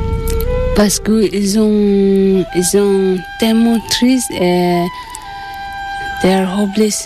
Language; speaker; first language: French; non-native, learner; Tibetan